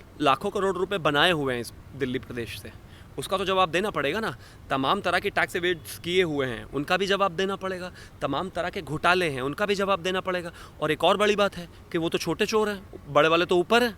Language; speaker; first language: Hindi; native; Hindi